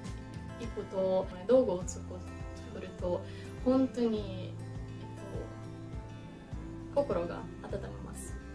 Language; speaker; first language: Japanese; non-native, learner; Ukrainian